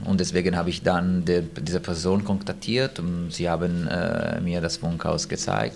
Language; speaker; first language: German; non-native, fluent; Italian